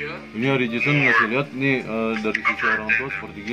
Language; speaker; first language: Indonesian; native; Indonesian